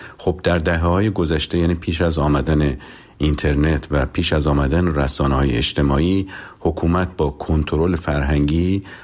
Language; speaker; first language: Persian; native; Persian